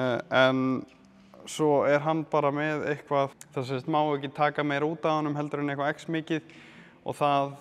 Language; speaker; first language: Icelandic; native; Icelandic